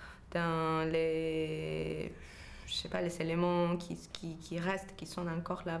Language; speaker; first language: French; non-native, fluent; Spanish